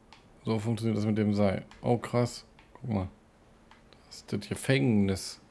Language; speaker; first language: German; native; German